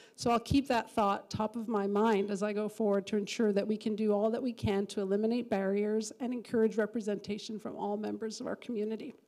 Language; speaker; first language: English; native; English